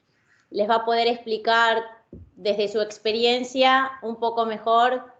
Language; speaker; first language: Spanish; native; Spanish